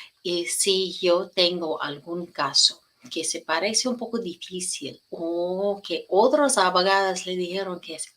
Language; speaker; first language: Spanish; non-native, learner; English